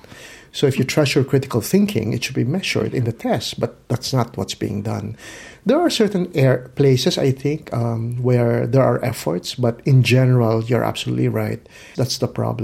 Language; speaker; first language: English; non-native, local second language; Filipino